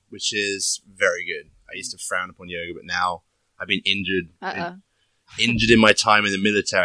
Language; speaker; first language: English; native; English